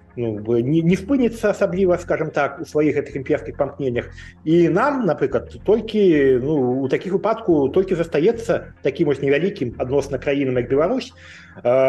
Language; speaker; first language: Belarusian; native; Belarusian